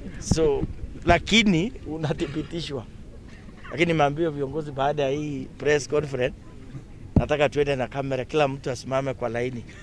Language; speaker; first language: Swahili; non-native, local second language; Kalenjin